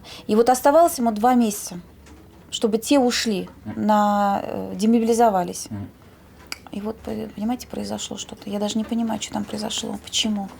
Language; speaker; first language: Russian; native; Russian